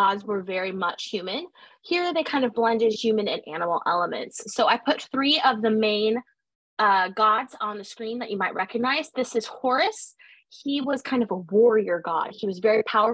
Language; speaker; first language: English; native; English